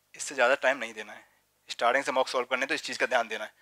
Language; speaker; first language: Hindi; native; Hindi